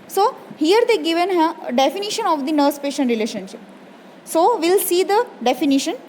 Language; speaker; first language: English; non-native, local second language; Gujarati